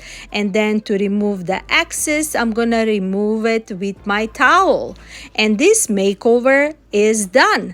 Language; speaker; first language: English; non-native, fluent; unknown